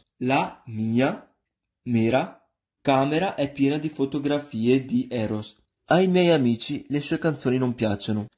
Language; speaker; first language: Italian; non-native, fluent; Punjabi